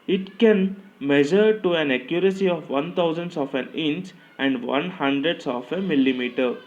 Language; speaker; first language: English; non-native, local second language; Telugu